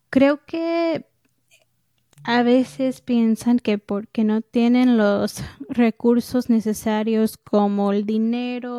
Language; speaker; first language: Spanish; early bilingual, heritage; English